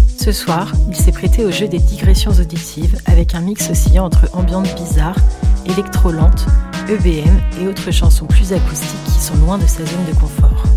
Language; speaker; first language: French; native; French